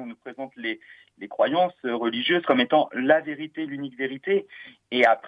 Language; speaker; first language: French; native; French